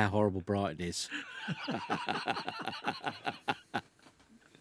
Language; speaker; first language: English; native; English